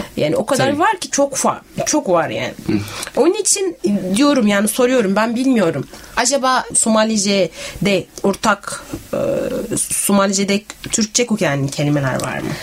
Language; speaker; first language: Turkish; native; Turkish